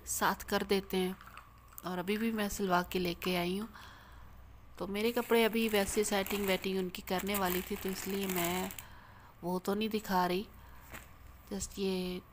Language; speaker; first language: Urdu; native; Urdu